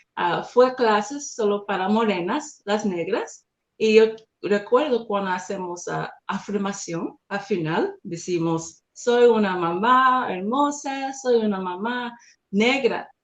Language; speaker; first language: Spanish; non-native, learner; English